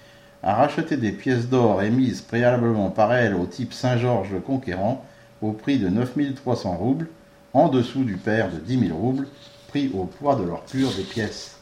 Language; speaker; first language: French; native; French